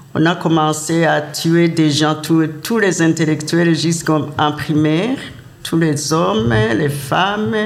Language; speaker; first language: French; non-native, local second language; Rundi